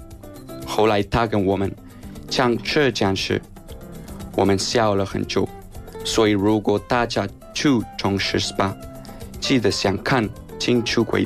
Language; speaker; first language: Chinese; non-native, learner; Spanish